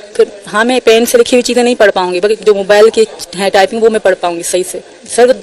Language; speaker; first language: Urdu; non-native, local second language; Sindhi